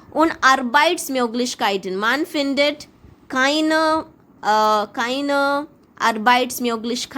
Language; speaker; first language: German; non-native, fluent; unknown